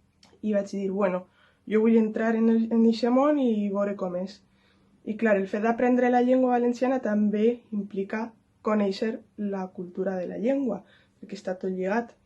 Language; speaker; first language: Catalan; non-native, local second language; Spanish